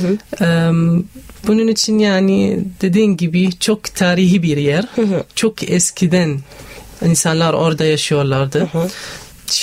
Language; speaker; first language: Turkish; non-native, learner; Arabic